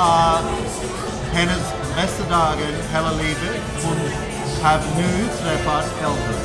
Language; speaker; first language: Swedish; non-native, learner; English